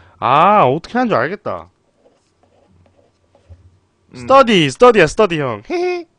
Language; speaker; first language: Korean; native; Korean